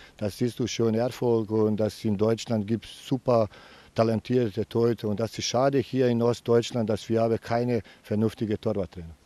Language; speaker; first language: German; non-native, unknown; Bosnian